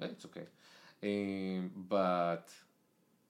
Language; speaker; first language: English; non-native, fluent; Hebrew